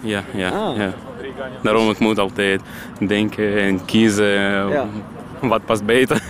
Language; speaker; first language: Dutch; non-native, learner; Russian